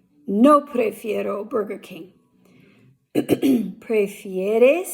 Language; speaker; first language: Spanish; non-native, fluent; English